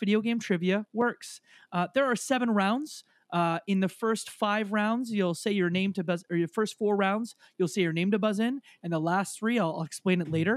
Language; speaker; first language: English; native; English